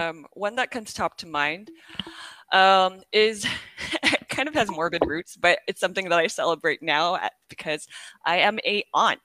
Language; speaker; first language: English; early bilingual, other home language; Korean